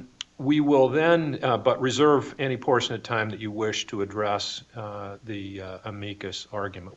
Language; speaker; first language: English; native; English